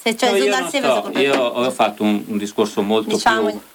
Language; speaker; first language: Italian; native; Italian